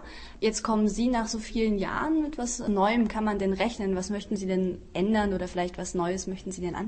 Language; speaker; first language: German; native; German